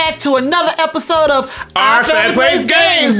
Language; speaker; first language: English; native; English